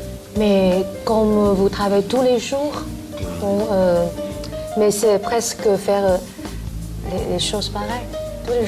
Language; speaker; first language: French; non-native, learner; Chinese